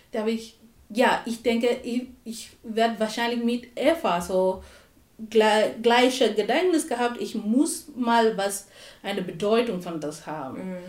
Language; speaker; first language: German; non-native, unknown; Tamil